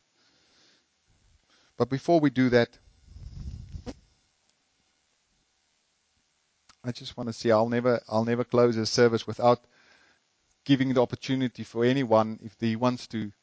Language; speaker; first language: English; non-native, local second language; Afrikaans